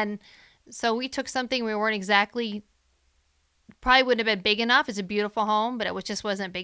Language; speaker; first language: English; native; English